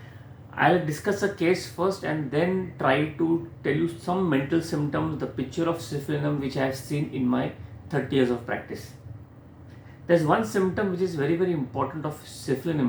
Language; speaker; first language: English; non-native, local second language; Hindi